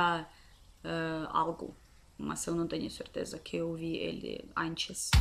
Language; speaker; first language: Portuguese; non-native, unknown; Russian